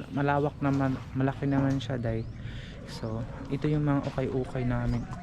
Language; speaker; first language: Filipino; non-native, local second language; Cebuano